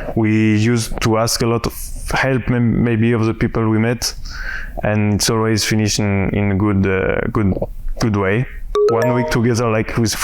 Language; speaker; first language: English; non-native, fluent; French